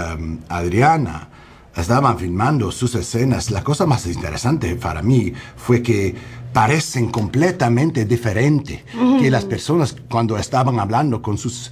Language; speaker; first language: Spanish; non-native, learner; English